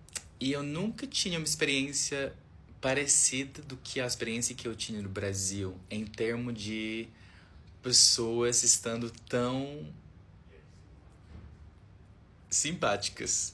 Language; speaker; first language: Portuguese; non-native, fluent; English